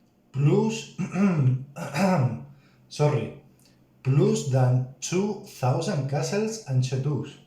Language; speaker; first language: English; non-native, learner; Spanish